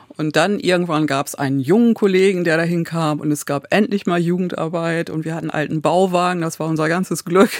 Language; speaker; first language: German; native; German